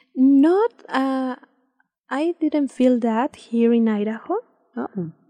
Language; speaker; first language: English; non-native, fluent; Spanish